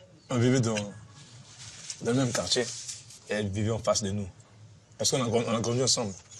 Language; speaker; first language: French; non-native, local second language; Lingala